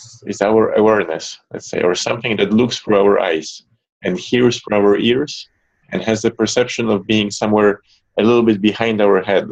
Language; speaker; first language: English; non-native, fluent; Polish